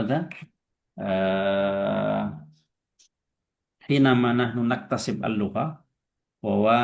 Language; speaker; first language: Arabic; non-native, fluent; Indonesian